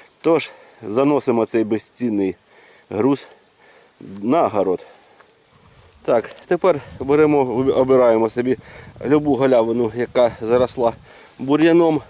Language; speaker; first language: Ukrainian; native; Ukrainian